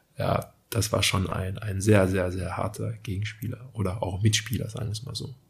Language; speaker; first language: German; early bilingual, other home language; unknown